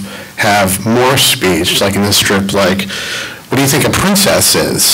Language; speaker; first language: English; native; English